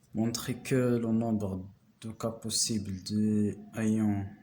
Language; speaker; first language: French; non-native, local second language; Arabic